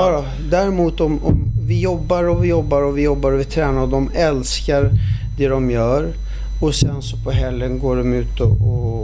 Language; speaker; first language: Swedish; early bilingual, other home language; Arabic